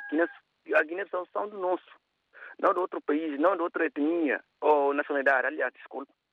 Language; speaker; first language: Portuguese; non-native, local second language; Upper Guinea Crioulo